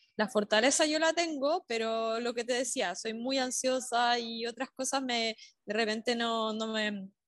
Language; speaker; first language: Spanish; native; Spanish